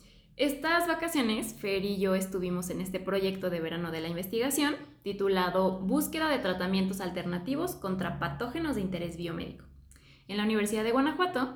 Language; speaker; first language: Spanish; native; Spanish